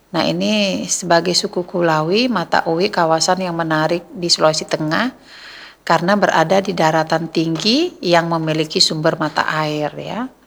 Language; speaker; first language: Indonesian; native; Indonesian